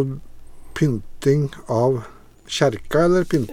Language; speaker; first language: Norwegian; native; Norwegian